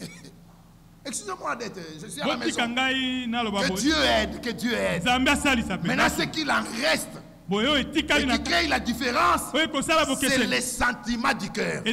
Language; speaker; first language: French; non-native, local second language; Lingala